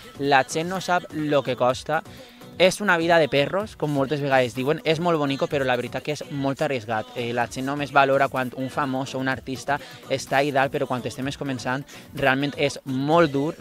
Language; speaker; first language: Catalan; native; Catalan